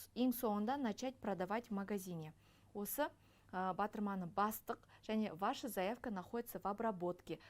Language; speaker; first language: Russian; non-native, local second language; Kazakh